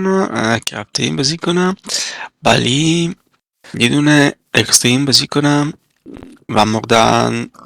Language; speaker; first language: Persian; non-native, learner; Italian